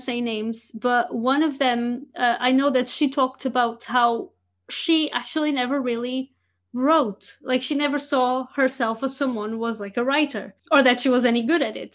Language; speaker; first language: English; non-native, fluent; Portuguese